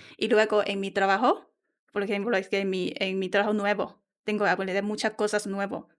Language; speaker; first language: Spanish; non-native, learner; Chinese